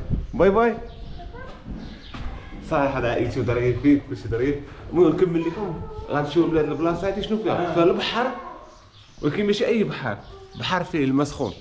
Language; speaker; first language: Arabic; native; Arabic